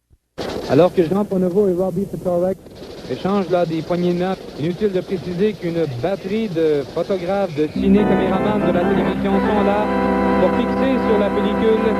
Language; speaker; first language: French; native; French